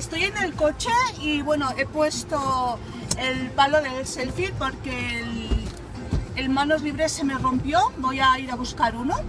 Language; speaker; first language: Spanish; native; Spanish